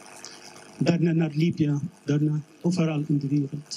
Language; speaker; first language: Dutch; non-native, learner; Arabic